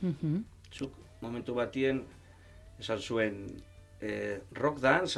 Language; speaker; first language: Basque; non-native, learner; Spanish